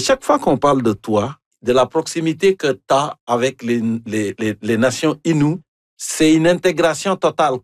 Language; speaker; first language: French; native; French